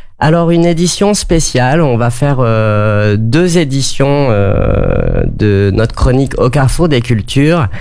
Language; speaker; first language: French; native; French